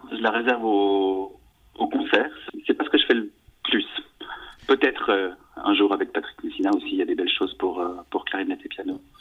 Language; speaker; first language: French; native; French